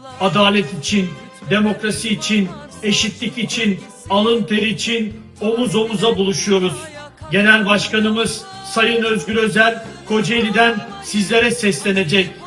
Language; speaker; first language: Turkish; native; Turkish